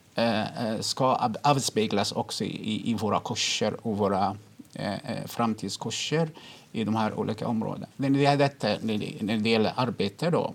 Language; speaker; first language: Swedish; non-native, fluent; Arabic